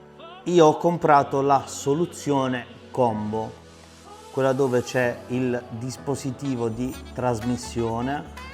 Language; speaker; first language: Italian; native; Italian